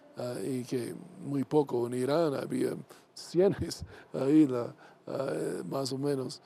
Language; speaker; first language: Spanish; non-native, learner; English